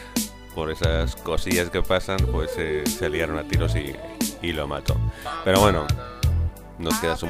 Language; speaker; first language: Spanish; native; Spanish